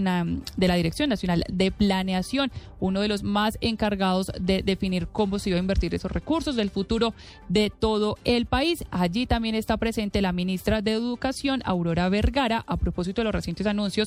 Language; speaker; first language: Spanish; native; Spanish